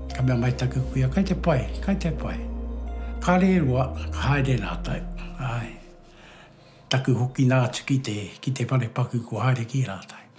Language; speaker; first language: Māori; native; Māori